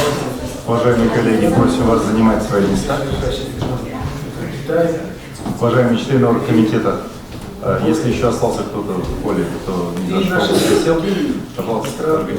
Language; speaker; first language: Russian; native; Russian